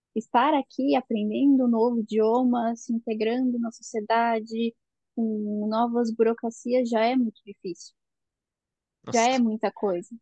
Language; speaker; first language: Portuguese; native; Portuguese